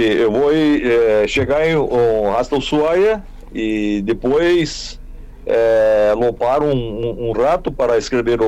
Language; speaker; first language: Spanish; non-native, learner; Portuguese